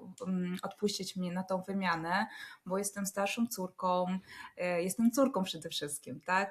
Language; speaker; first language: Polish; non-native, fluent; Russian